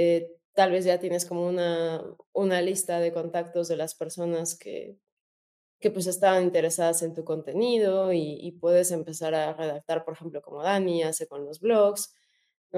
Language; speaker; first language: Spanish; native; Spanish